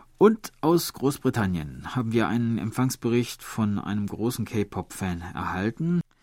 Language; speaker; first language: German; native; German